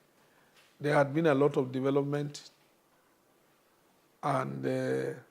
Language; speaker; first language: English; non-native, local second language; Yoruba